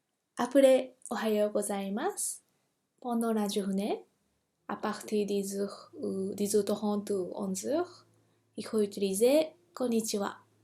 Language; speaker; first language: French; non-native, fluent; Japanese